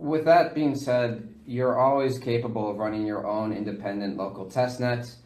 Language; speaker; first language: English; native; English